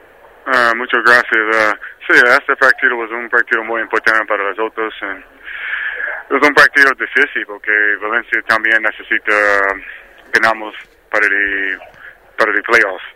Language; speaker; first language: Spanish; non-native, learner; English